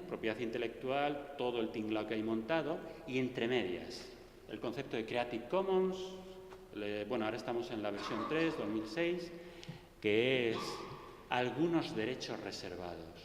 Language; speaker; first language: Spanish; native; Spanish